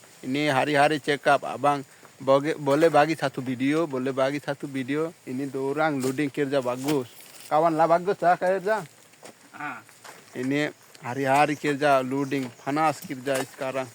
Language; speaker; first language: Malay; non-native, learner; Bangla